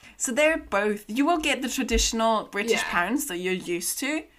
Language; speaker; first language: English; non-native, fluent; German